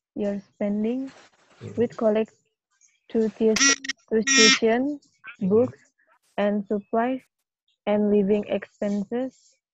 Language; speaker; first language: English; non-native, fluent; Indonesian